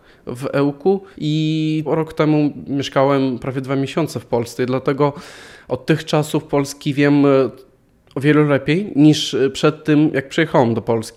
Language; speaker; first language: Polish; non-native, local second language; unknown